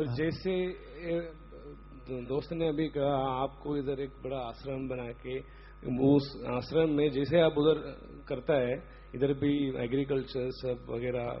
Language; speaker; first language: Hindi; non-native, local second language; Malayalam